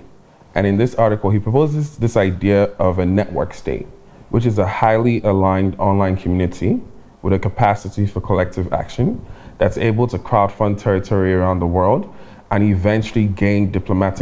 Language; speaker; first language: English; non-native, local second language; Igbo